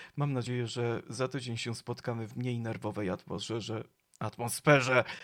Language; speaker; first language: Polish; native; Polish